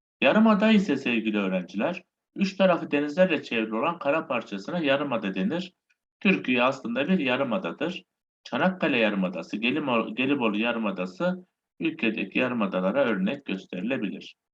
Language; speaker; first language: Turkish; native; Turkish